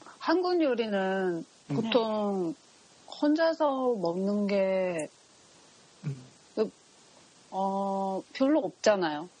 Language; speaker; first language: Korean; non-native, learner; Japanese